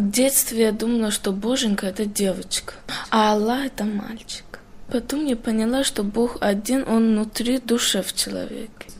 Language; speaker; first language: Russian; early bilingual, heritage; Russian